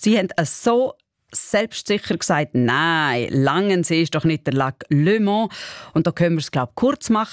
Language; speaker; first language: German; native; German